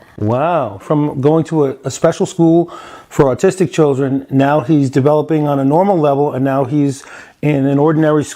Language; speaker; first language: English; native; English